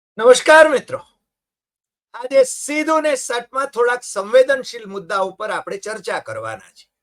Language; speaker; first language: Gujarati; native; Gujarati